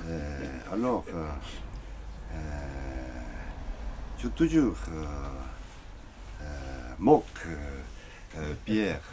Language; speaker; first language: French; non-native, learner; Korean